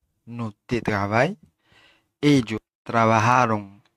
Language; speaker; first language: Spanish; non-native, fluent; Haitian Creole